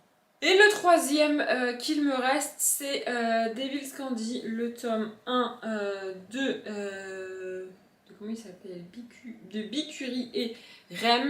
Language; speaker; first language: French; native; French